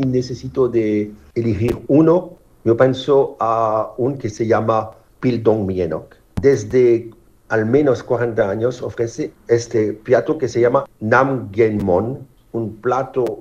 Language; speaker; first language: Spanish; non-native, learner; French